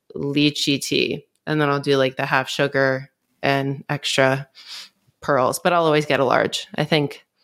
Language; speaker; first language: English; native; English